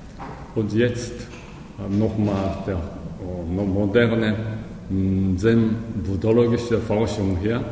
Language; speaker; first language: German; non-native, learner; Japanese